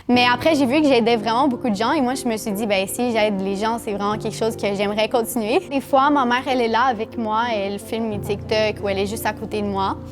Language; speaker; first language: French; early bilingual, other home language; Portuguese